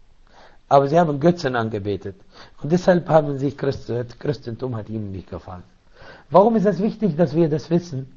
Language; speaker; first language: German; non-native, fluent; Arabic